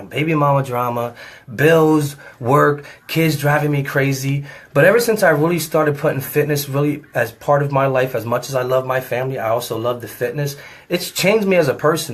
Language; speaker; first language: English; native; English